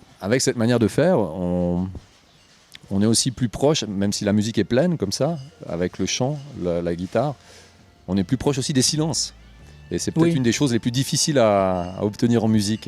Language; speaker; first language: French; native; French